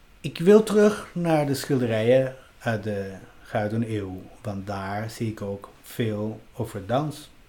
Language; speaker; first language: Dutch; non-native, fluent; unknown